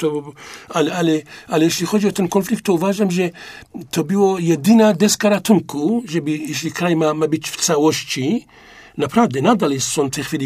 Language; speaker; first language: Polish; non-native, fluent; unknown